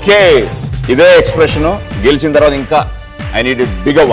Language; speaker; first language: Telugu; native; Telugu